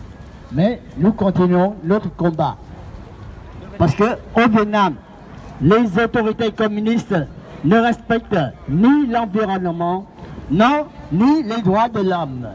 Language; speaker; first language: French; non-native, fluent; Vietnamese